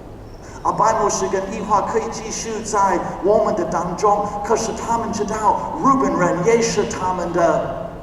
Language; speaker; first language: Chinese; non-native, fluent; English